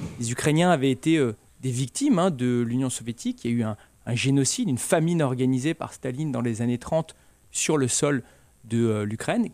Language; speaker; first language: French; native; French